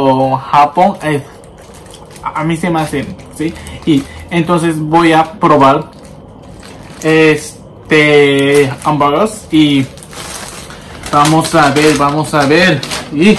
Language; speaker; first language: Spanish; non-native, learner; Japanese